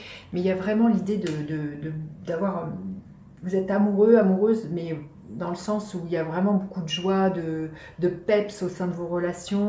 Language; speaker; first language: French; native; French